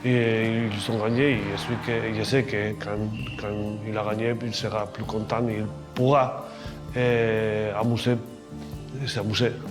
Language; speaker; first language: French; non-native, learner; Spanish